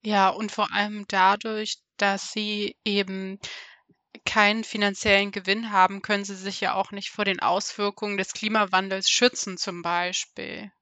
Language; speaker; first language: German; native; German